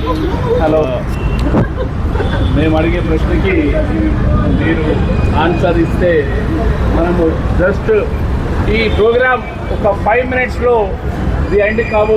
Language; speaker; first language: Telugu; non-native, local second language; Urdu